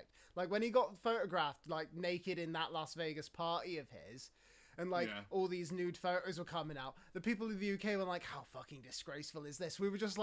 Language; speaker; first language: English; native; English